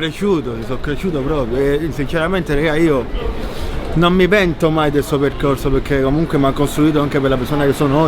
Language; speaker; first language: Italian; native; Italian